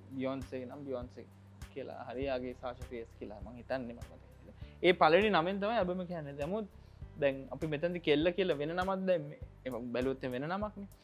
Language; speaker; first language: Sinhala; native; Sinhala